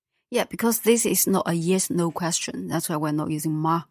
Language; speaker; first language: English; non-native, fluent; Chinese